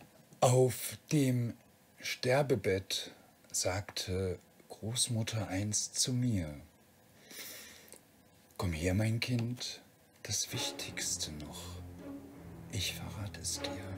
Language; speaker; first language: German; native; German